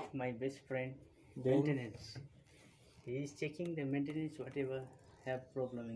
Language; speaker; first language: English; non-native, learner; Nepali